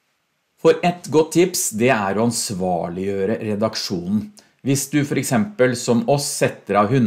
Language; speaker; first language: Norwegian; native; Norwegian